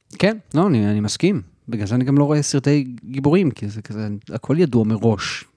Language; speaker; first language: Hebrew; native; Hebrew